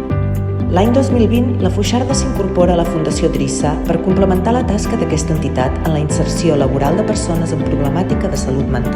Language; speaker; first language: Catalan; native; Catalan